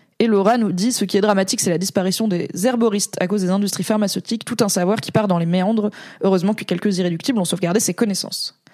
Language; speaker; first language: French; native; French